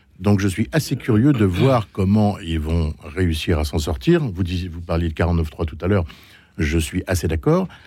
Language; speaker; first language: French; native; French